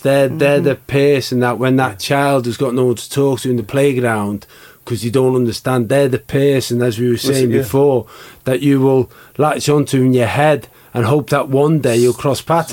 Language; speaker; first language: English; native; English